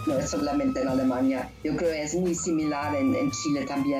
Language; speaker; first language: Spanish; non-native, learner; German